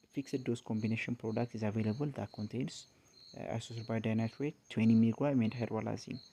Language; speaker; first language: English; non-native, local second language; Amharic